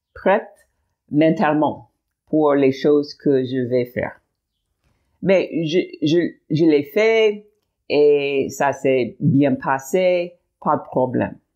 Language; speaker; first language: French; non-native, learner; English